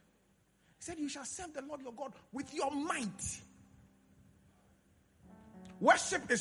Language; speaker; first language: English; non-native, local second language; Akan